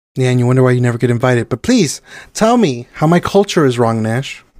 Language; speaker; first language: English; non-native, fluent; Spanish